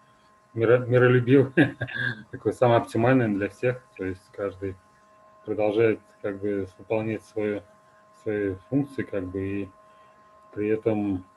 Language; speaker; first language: Russian; native; Russian